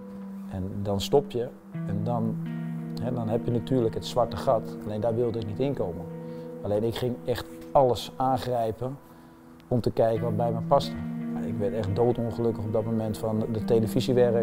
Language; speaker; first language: Dutch; native; Dutch